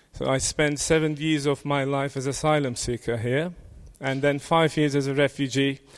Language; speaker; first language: English; non-native, fluent; Turkish